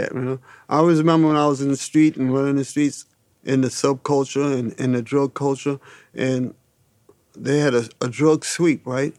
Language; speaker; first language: English; native; English